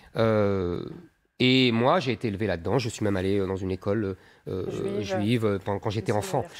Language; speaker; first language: French; native; French